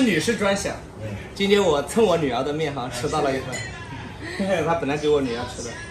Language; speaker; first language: Chinese; native; Chinese